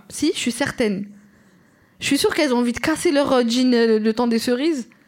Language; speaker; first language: French; native; French